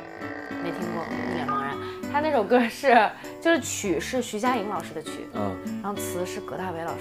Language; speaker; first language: Chinese; native; Chinese